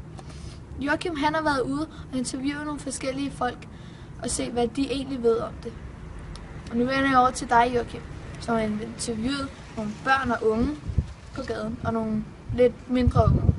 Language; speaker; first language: Danish; native; Danish